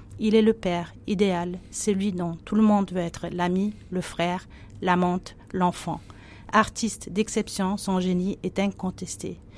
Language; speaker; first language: French; non-native, fluent; German